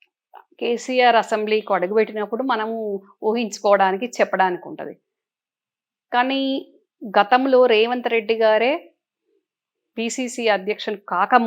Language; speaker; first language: Telugu; native; Telugu